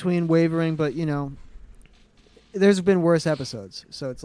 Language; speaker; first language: English; native; English